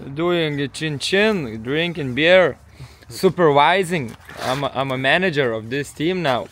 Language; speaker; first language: English; non-native, learner; Lithuanian